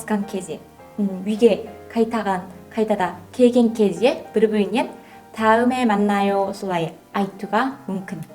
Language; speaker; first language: Kazakh; non-native, learner; Korean